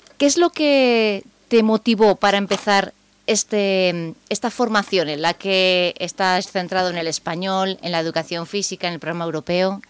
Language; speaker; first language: Spanish; native; Spanish